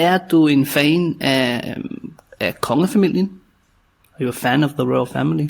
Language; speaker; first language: Danish; native; Danish